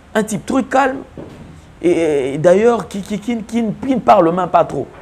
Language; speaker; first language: French; non-native, local second language; Lingala